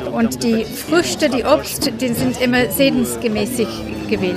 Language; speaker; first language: German; non-native, fluent; French